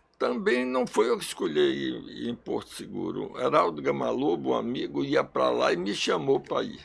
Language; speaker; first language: Portuguese; early bilingual, other home language; Russian